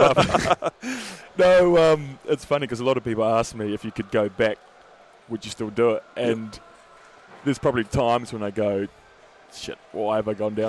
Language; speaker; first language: English; native; English